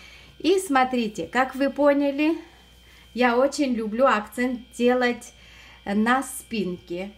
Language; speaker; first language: Russian; non-native, fluent; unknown